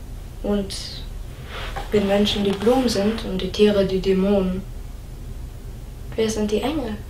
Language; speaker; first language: German; non-native, fluent; English